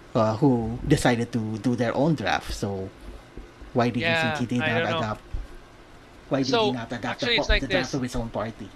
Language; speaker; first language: English; non-native, local second language; Filipino